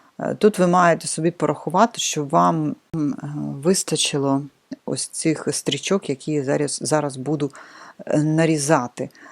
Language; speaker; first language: Ukrainian; non-native, local second language; Russian